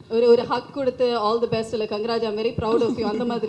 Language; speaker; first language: Tamil; native; Tamil